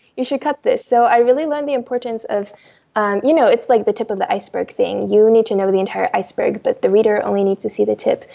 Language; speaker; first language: English; early bilingual, other home language; Chinese